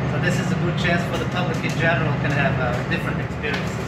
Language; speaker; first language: English; non-native, fluent; Portuguese